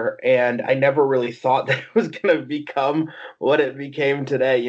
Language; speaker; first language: English; native; English